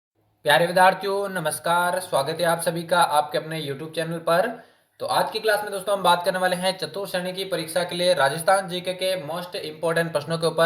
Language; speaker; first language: Hindi; native; Hindi